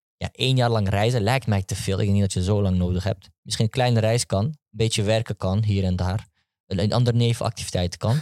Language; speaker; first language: Dutch; native; Dutch